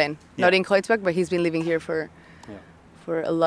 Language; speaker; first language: English; non-native, fluent; Spanish